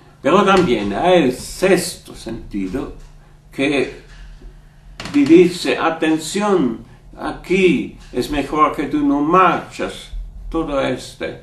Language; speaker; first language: Spanish; non-native, learner; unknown